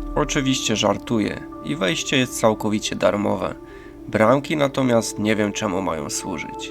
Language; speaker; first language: Polish; native; Polish